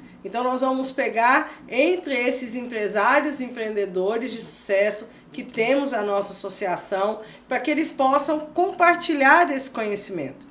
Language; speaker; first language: Portuguese; native; Portuguese